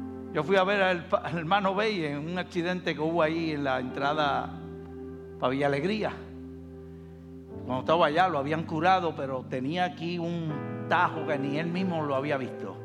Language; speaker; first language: Spanish; native; Spanish